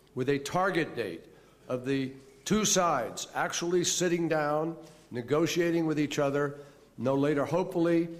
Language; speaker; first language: English; native; English